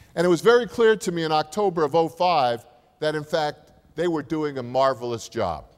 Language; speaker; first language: English; native; English